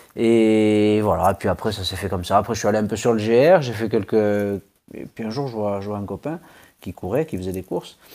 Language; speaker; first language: French; native; French